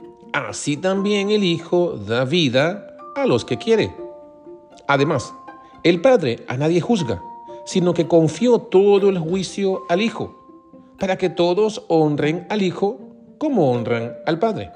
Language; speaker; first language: Spanish; native; Spanish